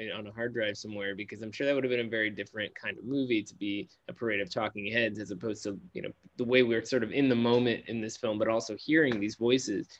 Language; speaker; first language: English; native; English